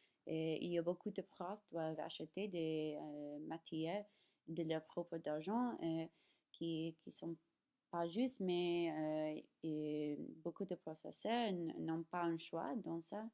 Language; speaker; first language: French; non-native, learner; English